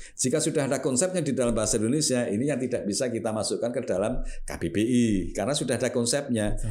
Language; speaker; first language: Indonesian; non-native, local second language; Javanese